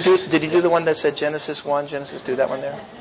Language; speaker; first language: English; native; English